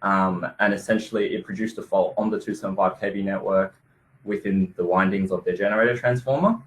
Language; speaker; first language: English; native; English